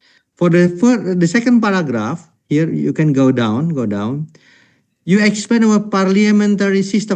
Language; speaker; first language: English; non-native, fluent; Indonesian